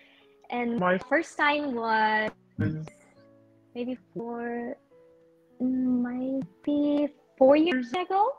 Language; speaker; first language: English; non-native, learner; Japanese